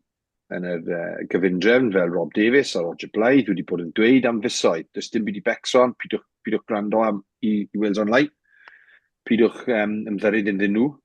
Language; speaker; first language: Welsh; native; Welsh